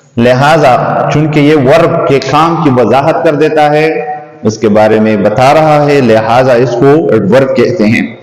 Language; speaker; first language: Urdu; native; Urdu